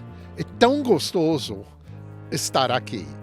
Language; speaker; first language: Portuguese; non-native, fluent; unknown